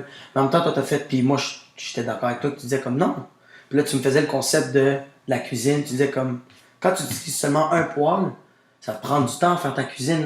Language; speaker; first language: French; native; French